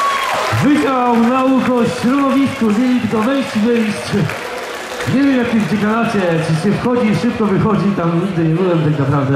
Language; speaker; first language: Polish; native; Polish